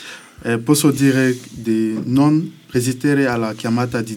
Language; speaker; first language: Italian; non-native, learner; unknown